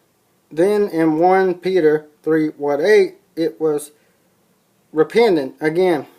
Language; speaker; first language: English; native; English